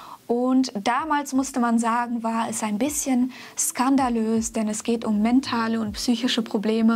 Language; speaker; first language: German; native; German